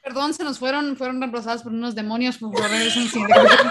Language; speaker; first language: Spanish; early bilingual, heritage; Spanish